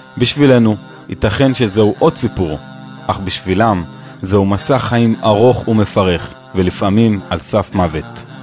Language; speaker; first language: Hebrew; native; Hebrew